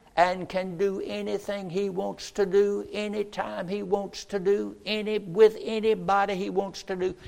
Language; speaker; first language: English; native; English